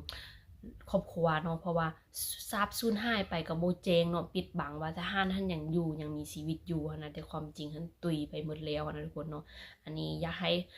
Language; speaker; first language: Thai; non-native, local second language; Lao